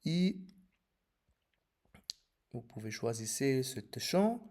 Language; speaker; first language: French; non-native, fluent; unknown